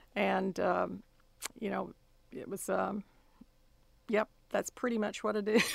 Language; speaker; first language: English; native; English